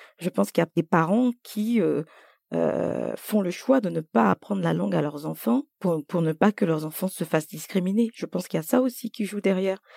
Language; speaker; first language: French; native; French